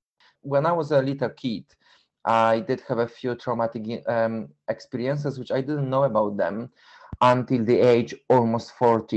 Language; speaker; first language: English; non-native, fluent; Polish